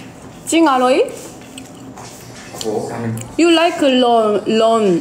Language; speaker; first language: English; non-native, learner; Thai